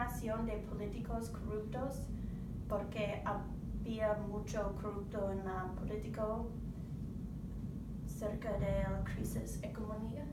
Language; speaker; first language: Spanish; non-native, learner; English